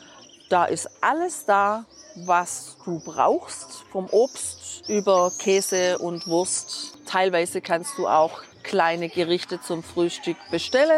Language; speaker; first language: German; native; German